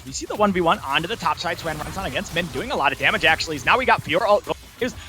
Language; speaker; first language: English; native; English